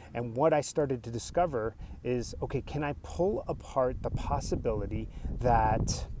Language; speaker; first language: English; early bilingual, other home language; Spanish